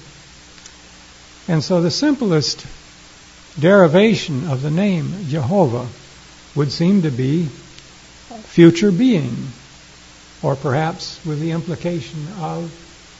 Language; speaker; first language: English; native; English